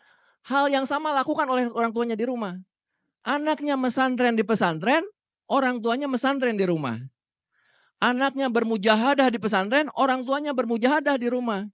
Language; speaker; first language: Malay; non-native, local second language; Sundanese